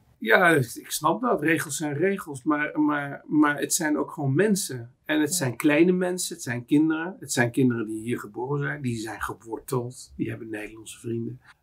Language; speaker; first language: Dutch; native; Dutch